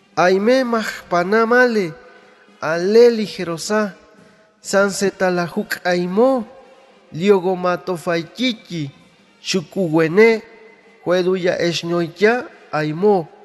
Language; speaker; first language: Spanish; native; Spanish